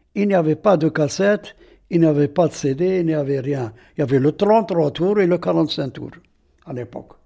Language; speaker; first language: French; non-native, local second language; Arabic